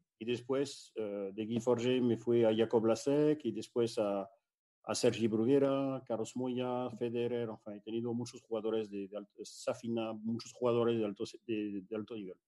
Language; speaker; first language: Spanish; non-native, fluent; French